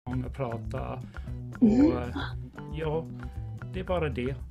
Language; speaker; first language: Swedish; non-native, fluent; English